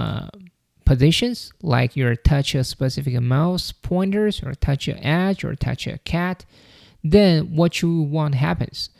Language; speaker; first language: English; non-native, fluent; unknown